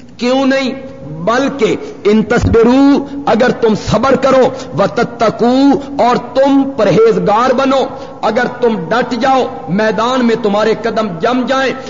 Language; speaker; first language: Urdu; non-native, local second language; Punjabi